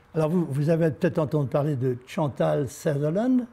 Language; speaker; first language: French; native; French